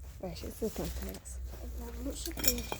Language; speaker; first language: Polish; native; Polish